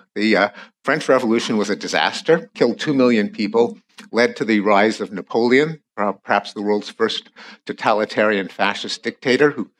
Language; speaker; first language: English; native; English